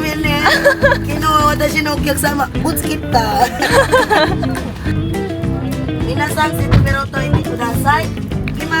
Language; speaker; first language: Japanese; non-native, learner; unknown